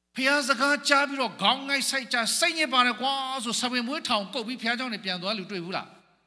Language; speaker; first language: Burmese; non-native, local second language; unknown